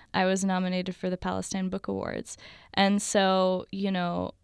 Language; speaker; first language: English; native; English